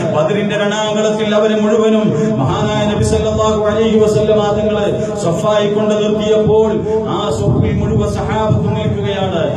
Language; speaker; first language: Malayalam; native; Malayalam